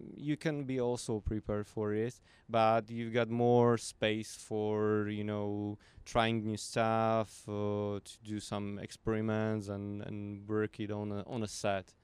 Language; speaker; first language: English; non-native, fluent; Slovak